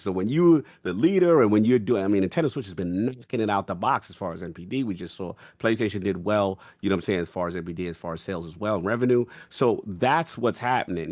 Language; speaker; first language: English; native; English